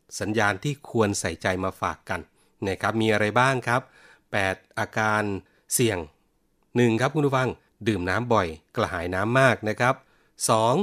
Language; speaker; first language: Thai; native; Thai